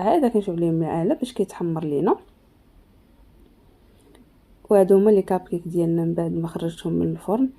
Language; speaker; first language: Arabic; native; Arabic